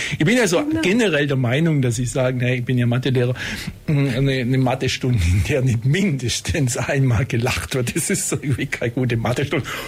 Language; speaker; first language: German; native; German